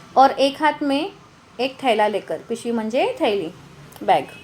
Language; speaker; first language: Hindi; non-native, local second language; Marathi